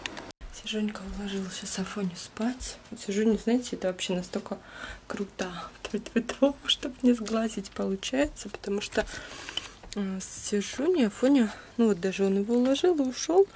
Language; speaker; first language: Russian; native; Russian